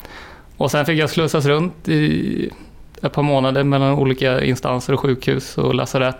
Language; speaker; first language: Swedish; native; Swedish